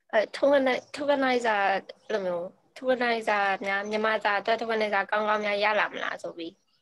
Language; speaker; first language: Burmese; native; Burmese